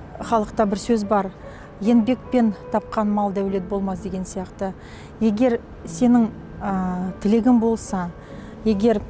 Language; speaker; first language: Kazakh; non-native, local second language; Russian